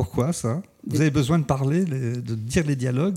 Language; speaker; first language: French; native; French